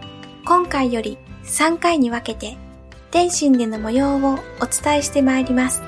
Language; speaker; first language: Japanese; native; Japanese